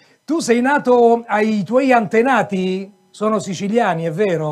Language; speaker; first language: Italian; native; Italian